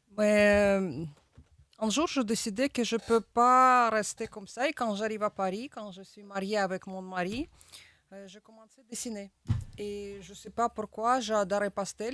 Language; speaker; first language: French; non-native, learner; Russian